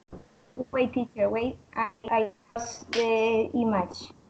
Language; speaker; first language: English; non-native, learner; Spanish